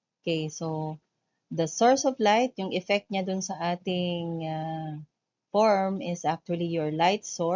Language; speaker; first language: Filipino; native; Filipino